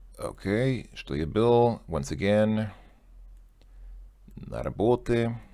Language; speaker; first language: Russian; non-native, learner; English